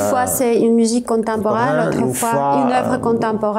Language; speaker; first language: French; non-native, fluent; Armenian